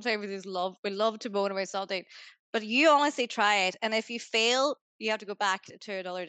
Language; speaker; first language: English; native; English